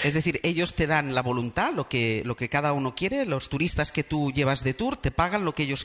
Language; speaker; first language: Spanish; native; Spanish